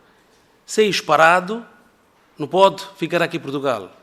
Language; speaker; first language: Portuguese; non-native, learner; Bangla